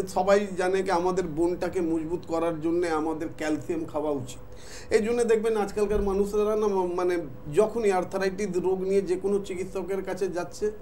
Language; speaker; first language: Bangla; non-native, local second language; Hindi